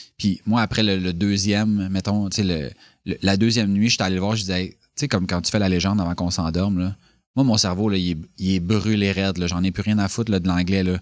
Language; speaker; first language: French; native; French